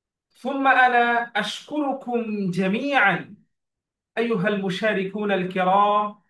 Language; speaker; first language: Arabic; non-native, fluent; Bangla